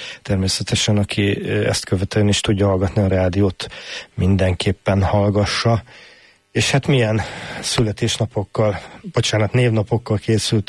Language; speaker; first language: Hungarian; native; Hungarian